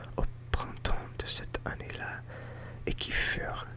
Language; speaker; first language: French; non-native, learner; English